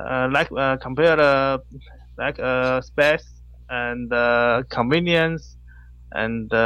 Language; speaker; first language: English; non-native, learner; Chinese